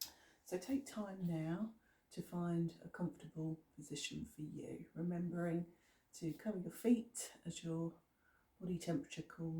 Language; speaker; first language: English; native; English